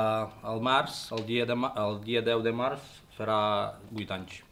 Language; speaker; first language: Catalan; non-native, learner; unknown